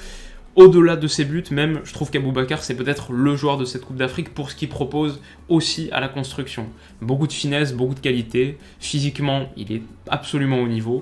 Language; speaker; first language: French; native; French